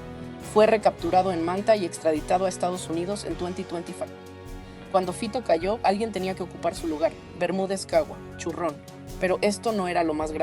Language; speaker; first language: Spanish; native; Spanish